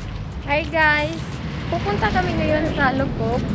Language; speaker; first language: Filipino; non-native, local second language; Cebuano